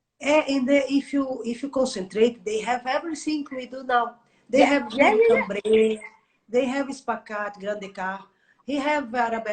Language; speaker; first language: English; non-native, learner; Portuguese